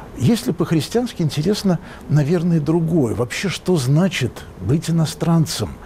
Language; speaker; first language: Russian; native; Russian